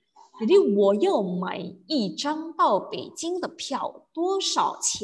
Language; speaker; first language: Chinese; non-native, fluent; Indonesian